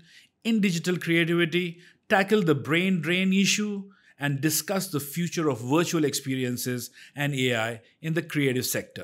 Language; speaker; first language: English; non-native, local second language; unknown